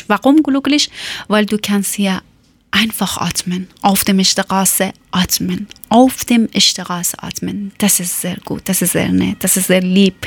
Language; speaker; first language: German; non-native, learner; Persian